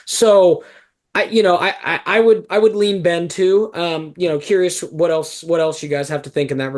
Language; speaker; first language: English; native; English